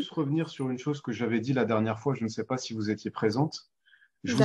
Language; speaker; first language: French; native; French